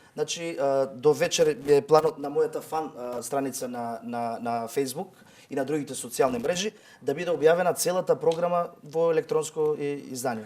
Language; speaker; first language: Macedonian; native; Macedonian